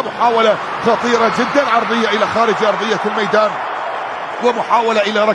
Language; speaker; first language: Arabic; native; Arabic